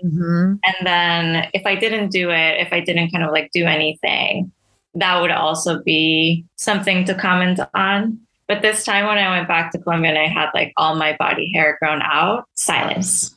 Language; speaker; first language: English; non-native, fluent; Spanish